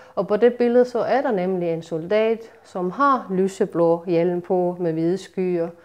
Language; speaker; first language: Danish; non-native, fluent; Estonian